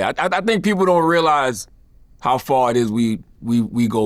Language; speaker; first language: English; native; English